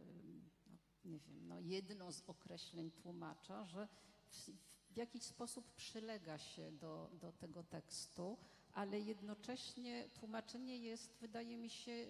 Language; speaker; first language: Polish; non-native, fluent; French